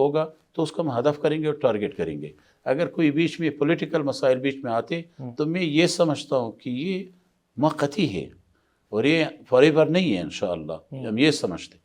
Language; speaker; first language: Hindi; non-native, fluent; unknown